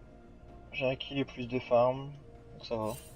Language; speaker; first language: French; native; French